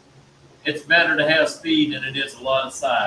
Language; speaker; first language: English; native; English